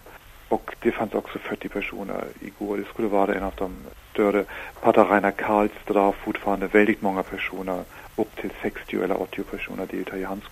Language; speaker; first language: Swedish; non-native, fluent; German